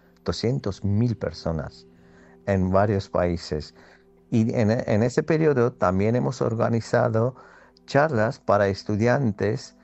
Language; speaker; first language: Spanish; non-native, fluent; Armenian